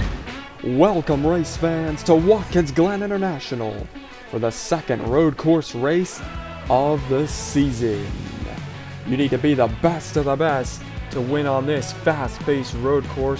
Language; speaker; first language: English; native; English